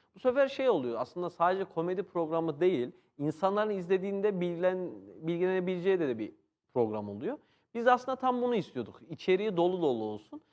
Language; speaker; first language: Turkish; native; Turkish